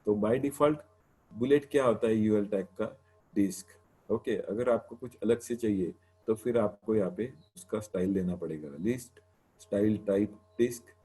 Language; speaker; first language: Hindi; non-native, local second language; Marathi